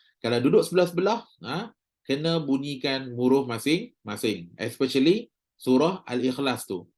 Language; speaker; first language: Malay; native; Malay